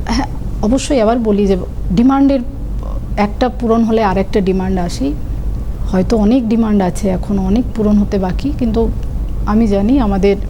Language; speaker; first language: Bangla; non-native, local second language; Santali